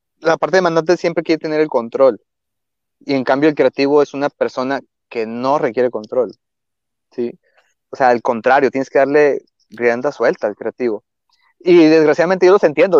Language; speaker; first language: Spanish; native; Spanish